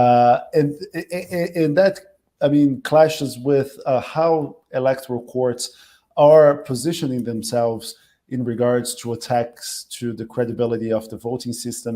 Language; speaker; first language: English; non-native, fluent; Portuguese